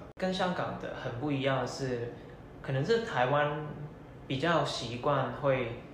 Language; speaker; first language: Chinese; non-native, local second language; Cantonese